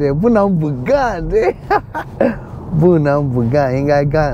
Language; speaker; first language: Chinese; non-native, learner; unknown